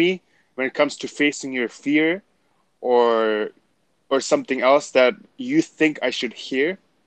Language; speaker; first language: English; non-native, fluent; German